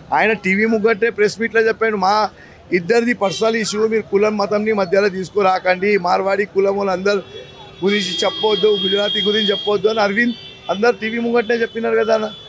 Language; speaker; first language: Telugu; non-native, local second language; Gujarati